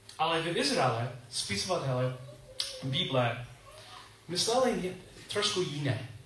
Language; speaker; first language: Czech; non-native, learner; English